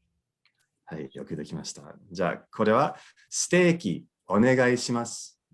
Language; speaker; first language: Japanese; non-native, fluent; English